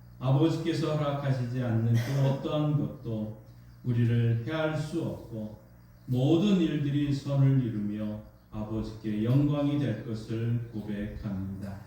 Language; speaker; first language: Korean; native; Korean